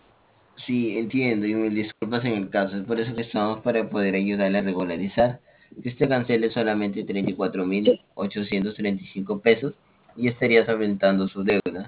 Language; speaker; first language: Spanish; native; Spanish